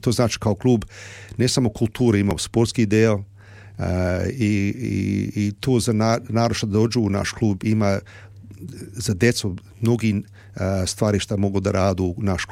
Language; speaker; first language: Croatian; early bilingual, heritage; Serbian